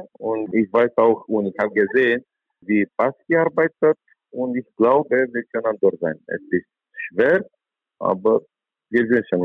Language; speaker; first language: German; non-native, learner; Romanian